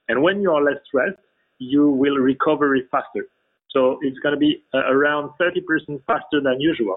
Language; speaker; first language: English; non-native, fluent; French